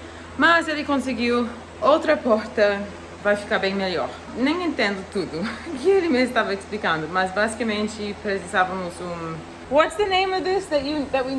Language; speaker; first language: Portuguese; non-native, fluent; English